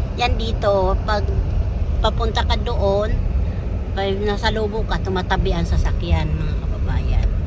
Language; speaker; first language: Filipino; native; Filipino